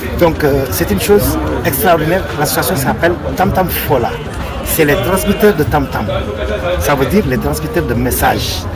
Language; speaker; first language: French; non-native, local second language; Wolof